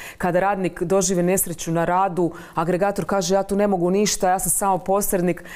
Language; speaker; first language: Croatian; native; Croatian